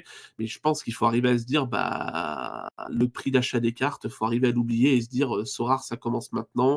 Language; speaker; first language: French; native; French